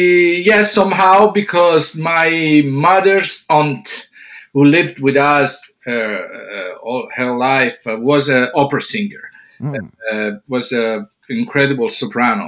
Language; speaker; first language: English; non-native, fluent; Italian